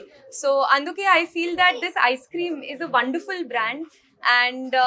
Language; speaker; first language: Telugu; non-native, learner; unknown